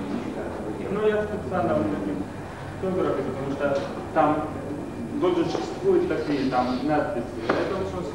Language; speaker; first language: Russian; non-native, learner; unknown